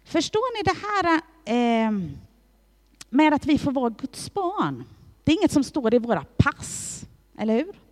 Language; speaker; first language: Swedish; native; Swedish